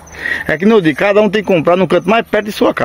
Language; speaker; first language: Portuguese; native; Portuguese